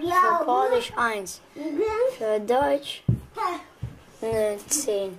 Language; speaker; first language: German; early bilingual, other home language; Kurdish